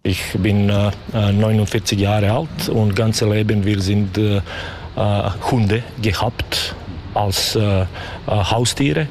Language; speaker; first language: German; non-native, learner; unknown